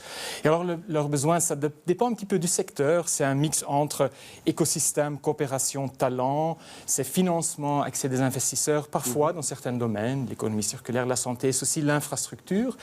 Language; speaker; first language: French; native; French